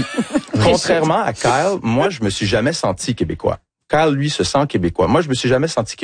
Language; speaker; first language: French; early bilingual, other home language; English